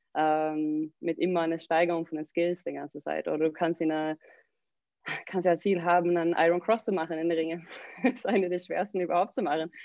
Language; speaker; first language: German; non-native, fluent; Swedish